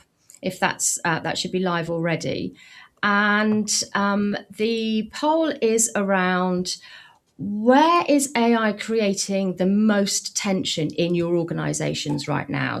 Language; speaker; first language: English; native; English